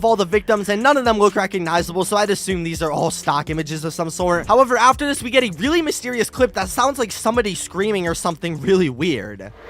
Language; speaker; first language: English; native; English